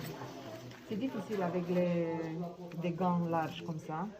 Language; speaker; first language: French; non-native, fluent; Romanian